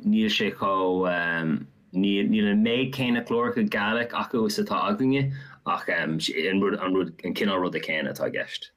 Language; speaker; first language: Irish; non-native, local second language; English